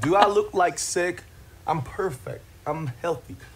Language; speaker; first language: English; non-native, fluent; Korean